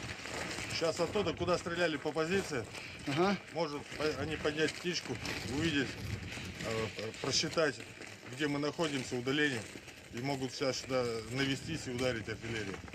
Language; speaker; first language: Russian; native; Russian